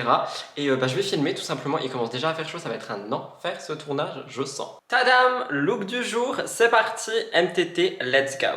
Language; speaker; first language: French; native; French